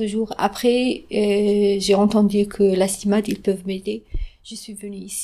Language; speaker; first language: French; non-native, fluent; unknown